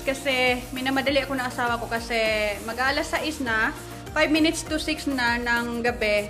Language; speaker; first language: Filipino; native; Filipino